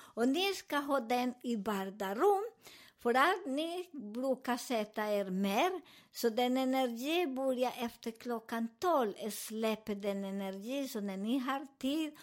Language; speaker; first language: Swedish; non-native, learner; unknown